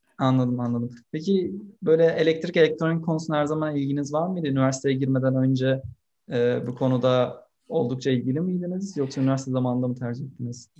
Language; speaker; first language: Turkish; native; Turkish